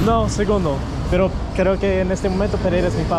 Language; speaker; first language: Spanish; non-native, learner; English